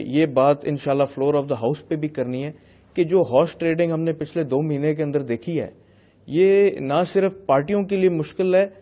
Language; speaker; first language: Urdu; non-native, local second language; Punjabi